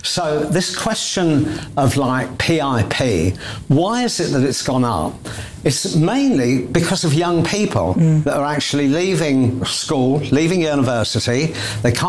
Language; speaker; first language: English; native; English